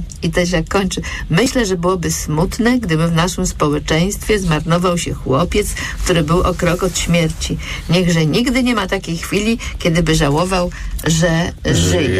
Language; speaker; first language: Polish; native; Polish